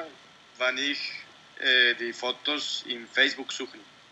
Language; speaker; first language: German; non-native, learner; Spanish